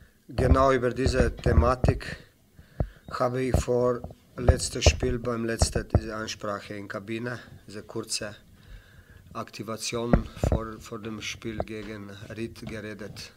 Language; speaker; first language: German; non-native, fluent; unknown